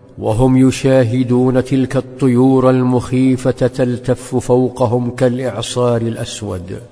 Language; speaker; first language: Arabic; native; Arabic